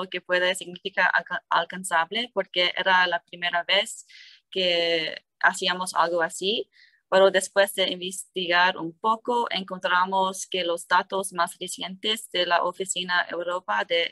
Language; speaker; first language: Spanish; non-native, learner; English